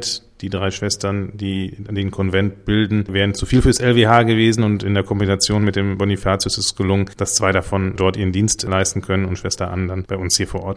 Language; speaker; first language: German; native; German